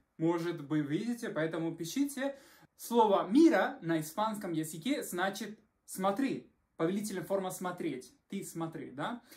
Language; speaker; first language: Russian; non-native, fluent; Spanish